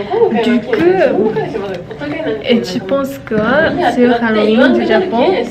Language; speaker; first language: French; non-native, learner; Japanese